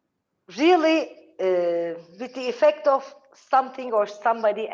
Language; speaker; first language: English; non-native, learner; Turkish